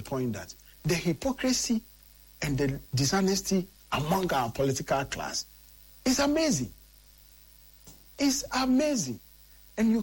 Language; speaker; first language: English; non-native, local second language; Akan